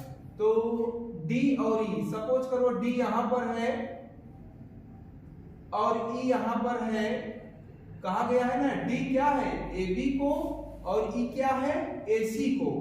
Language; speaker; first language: Hindi; native; Hindi